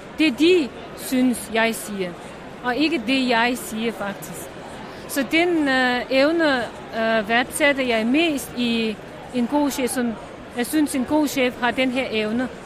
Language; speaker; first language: Danish; non-native, fluent; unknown